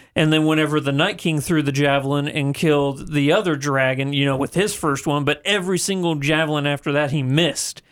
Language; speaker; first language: English; native; English